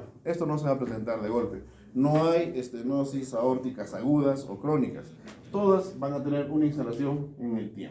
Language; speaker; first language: Spanish; native; Spanish